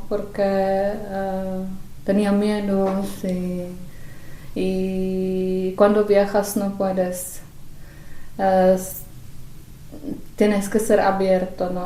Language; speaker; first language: Spanish; non-native, fluent; Czech